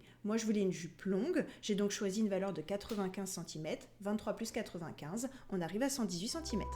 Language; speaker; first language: French; native; French